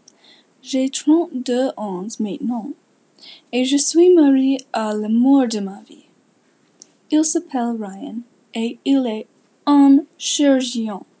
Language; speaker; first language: French; non-native, learner; English